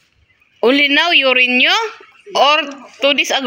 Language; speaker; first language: English; non-native, learner; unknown